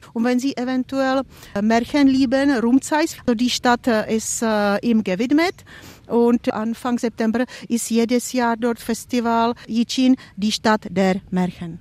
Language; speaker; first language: German; non-native, fluent; Czech